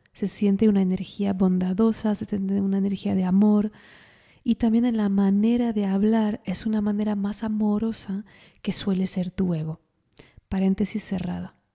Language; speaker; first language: Spanish; non-native, fluent; French